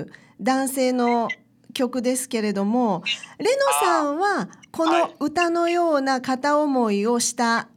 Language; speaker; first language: Japanese; native; Japanese